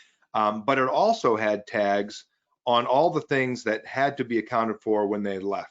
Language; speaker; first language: English; native; English